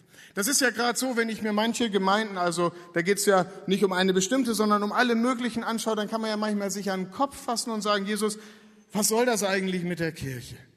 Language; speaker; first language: German; native; German